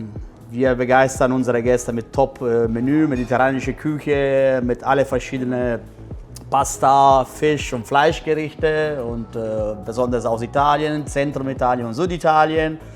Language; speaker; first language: German; non-native, fluent; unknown